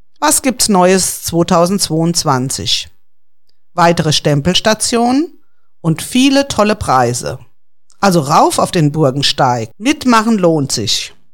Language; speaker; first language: German; native; German